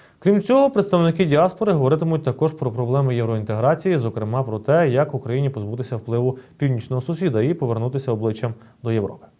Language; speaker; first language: Ukrainian; native; Ukrainian